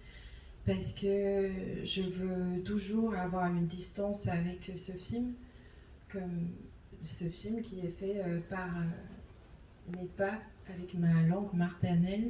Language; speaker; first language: French; non-native, fluent; Chinese